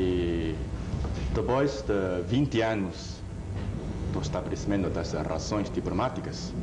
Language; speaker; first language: Portuguese; non-native, fluent; Chinese